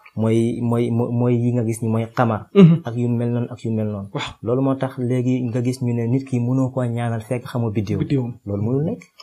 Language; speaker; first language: Wolof; non-native, local second language; Fula